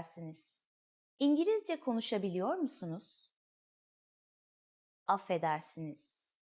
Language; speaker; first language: Turkish; native; Turkish